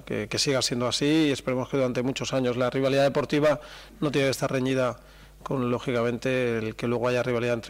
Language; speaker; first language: Spanish; native; Spanish